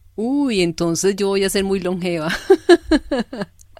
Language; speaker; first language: Spanish; native; Spanish